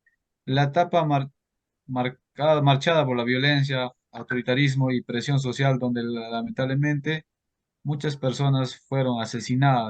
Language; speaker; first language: Spanish; native; Spanish